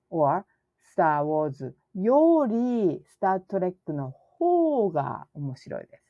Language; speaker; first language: Japanese; non-native, fluent; English